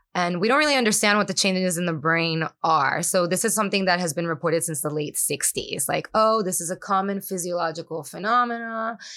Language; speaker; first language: English; non-native, fluent; Spanish